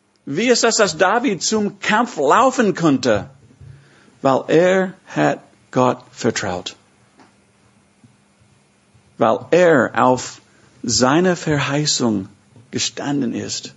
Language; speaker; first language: German; non-native, fluent; English